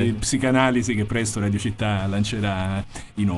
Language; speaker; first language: Italian; native; Italian